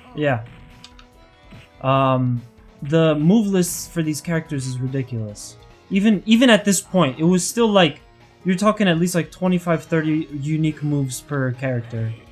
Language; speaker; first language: English; native; English